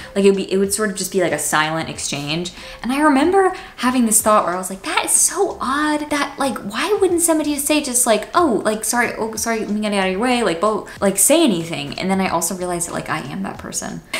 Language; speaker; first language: English; native; English